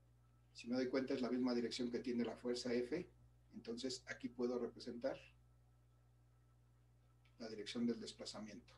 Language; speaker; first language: Spanish; native; Spanish